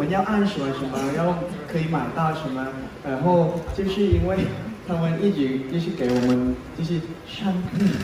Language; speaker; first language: Chinese; non-native, learner; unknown